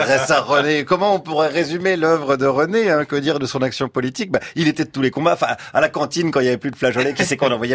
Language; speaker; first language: French; native; French